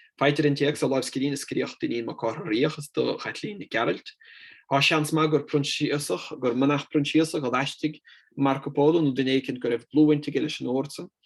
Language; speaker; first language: Irish; non-native, fluent; Italian